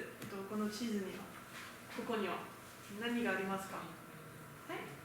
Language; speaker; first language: Japanese; non-native, learner; French